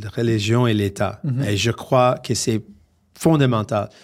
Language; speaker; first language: French; non-native, fluent; English